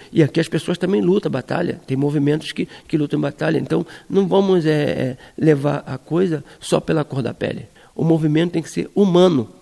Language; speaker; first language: Portuguese; native; Portuguese